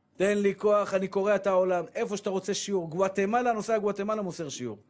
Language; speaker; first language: Hebrew; native; Hebrew